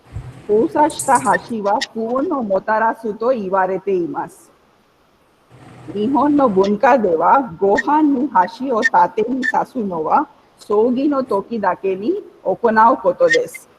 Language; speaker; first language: Japanese; non-native, fluent; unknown